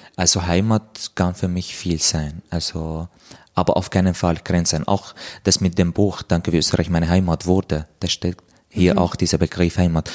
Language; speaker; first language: German; non-native, fluent; Arabic